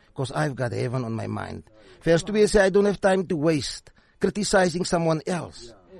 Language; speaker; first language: English; non-native, local second language; Afrikaans